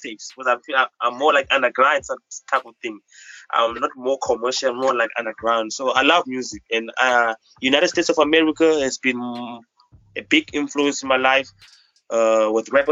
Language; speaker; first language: English; non-native, local second language; Xhosa